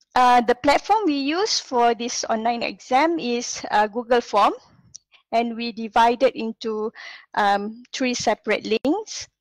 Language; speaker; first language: English; non-native, local second language; Malay